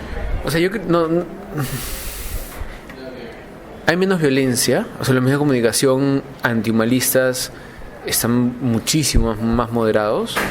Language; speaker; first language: Spanish; native; Spanish